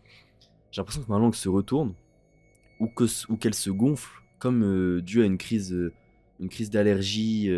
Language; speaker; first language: French; native; French